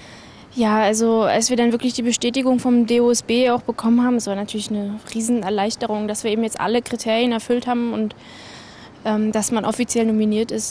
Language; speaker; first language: German; native; German